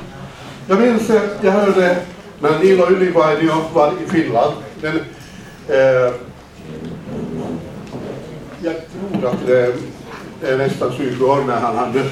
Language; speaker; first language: Swedish; non-native, fluent; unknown